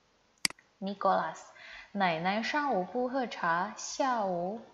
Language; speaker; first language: Chinese; non-native, fluent; Indonesian